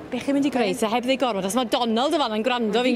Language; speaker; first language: Welsh; native; Welsh